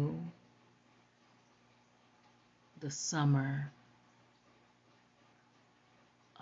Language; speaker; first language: English; native; English